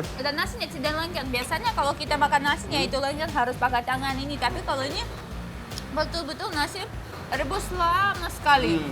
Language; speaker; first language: Indonesian; non-native, fluent; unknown